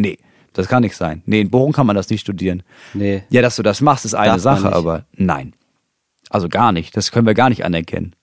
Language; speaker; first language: German; native; German